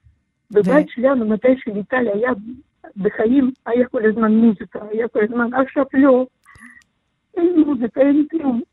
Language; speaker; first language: Hebrew; non-native, learner; Russian